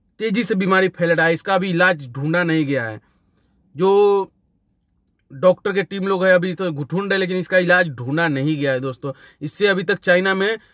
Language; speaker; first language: Hindi; native; Hindi